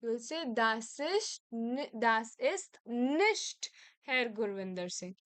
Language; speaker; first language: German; non-native, fluent; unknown